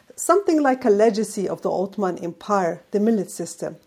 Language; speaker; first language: English; non-native, fluent; Arabic